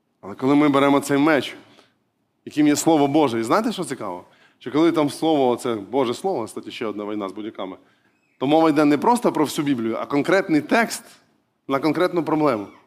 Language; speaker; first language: Ukrainian; non-native, local second language; Russian